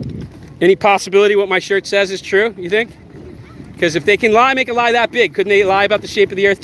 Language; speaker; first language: English; native; English